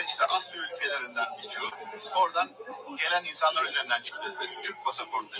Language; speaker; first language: Turkish; native; Turkish